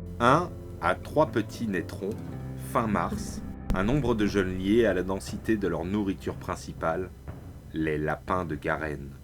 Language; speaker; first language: French; native; French